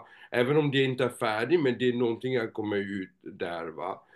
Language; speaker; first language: Swedish; non-native, fluent; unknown